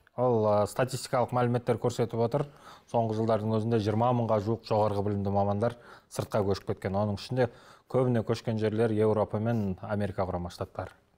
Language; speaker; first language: Kazakh; native; Kazakh